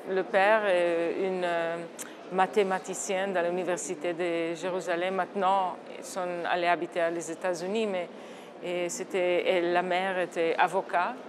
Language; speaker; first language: French; non-native, fluent; Hebrew